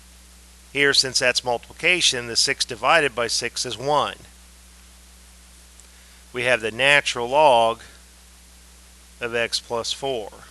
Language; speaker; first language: English; native; English